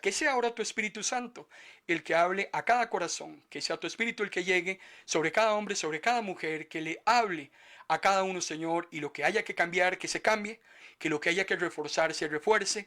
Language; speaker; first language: Spanish; native; Spanish